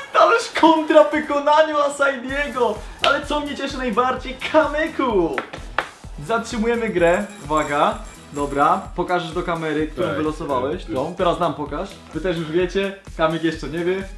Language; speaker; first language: Polish; native; Polish